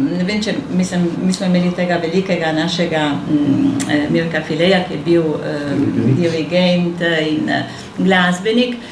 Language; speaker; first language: Slovenian; native; Slovenian